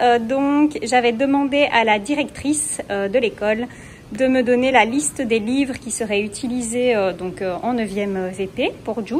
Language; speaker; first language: French; native; French